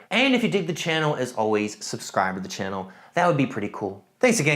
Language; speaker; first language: English; native; English